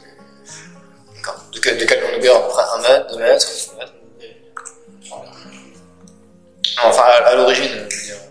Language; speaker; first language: French; native; French